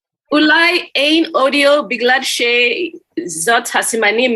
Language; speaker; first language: Hebrew; non-native, learner; English